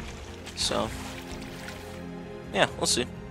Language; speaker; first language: English; native; English